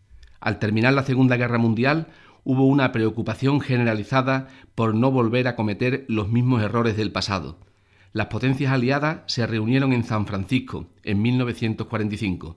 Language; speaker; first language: Spanish; native; Spanish